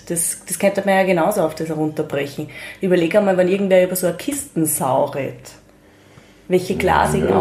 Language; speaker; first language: German; native; German